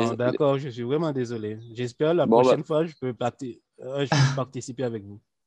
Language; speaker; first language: French; non-native, local second language; Haitian Creole